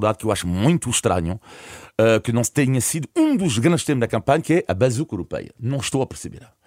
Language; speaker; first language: Portuguese; non-native, fluent; French